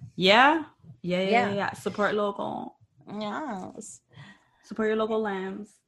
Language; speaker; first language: English; early bilingual, other home language; Spanish